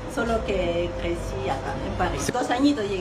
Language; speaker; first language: Spanish; early bilingual, heritage; Spanish